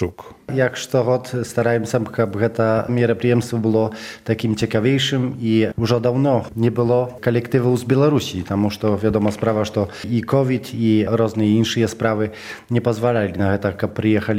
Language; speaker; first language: Polish; non-native, local second language; Belarusian